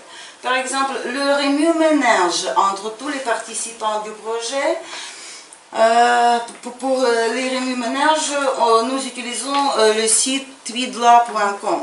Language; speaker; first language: French; non-native, fluent; Ukrainian